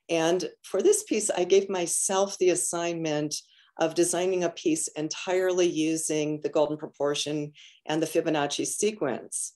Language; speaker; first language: English; native; English